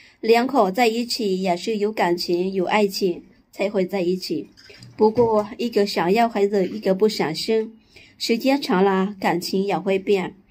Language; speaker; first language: Chinese; non-native, fluent; Lao